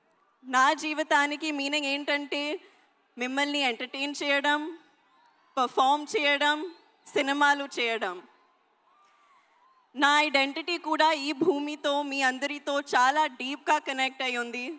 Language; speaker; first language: Telugu; non-native, learner; Hindi